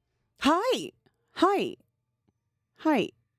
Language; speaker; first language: Japanese; non-native, learner; English